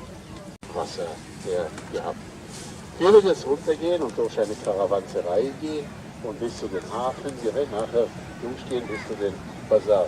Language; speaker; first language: German; non-native, learner; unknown